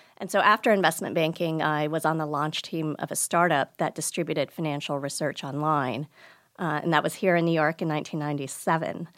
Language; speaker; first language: English; early bilingual, other home language; Gujarati